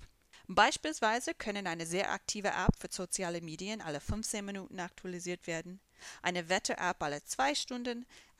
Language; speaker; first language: German; non-native, fluent; English